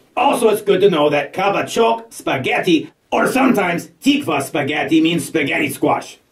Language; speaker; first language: English; native; English